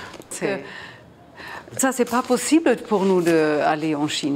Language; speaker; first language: French; non-native, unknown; German